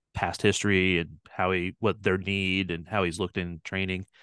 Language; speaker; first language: English; native; English